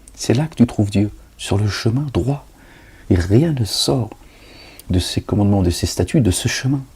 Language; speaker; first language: French; native; French